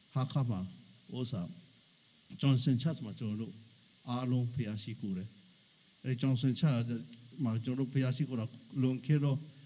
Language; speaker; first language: Burmese; non-native, local second language; Hakha Chin